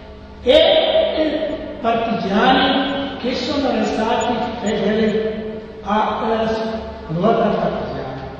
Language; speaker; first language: Italian; non-native, learner; Serbian